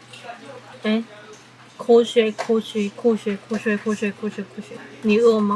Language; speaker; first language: Chinese; non-native, learner; Korean